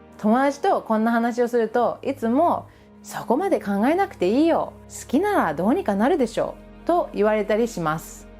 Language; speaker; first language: Japanese; early bilingual, other home language; English